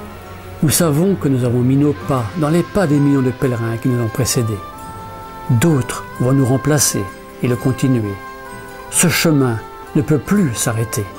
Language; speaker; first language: French; native; French